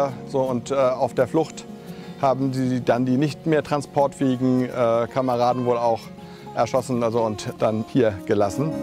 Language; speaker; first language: German; native; German